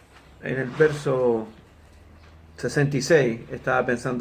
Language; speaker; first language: Spanish; native; Spanish